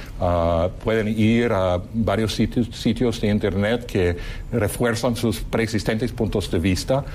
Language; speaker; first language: Spanish; non-native, fluent; English